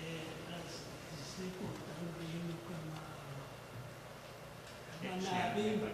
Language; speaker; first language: Hebrew; non-native, fluent; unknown